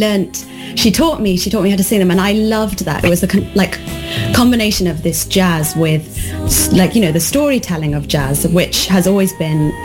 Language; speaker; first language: English; native; English